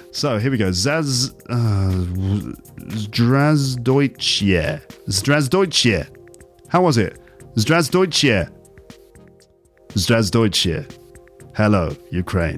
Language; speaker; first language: English; native; English